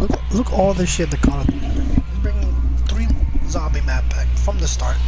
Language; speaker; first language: English; early bilingual, other home language; Spanish